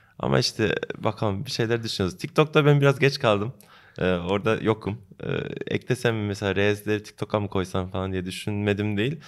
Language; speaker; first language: Turkish; early bilingual, heritage; Turkish